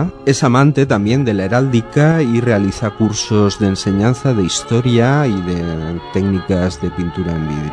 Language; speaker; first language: Spanish; native; Spanish